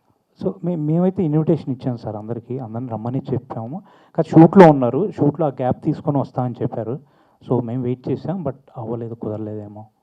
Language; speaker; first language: Telugu; native; Telugu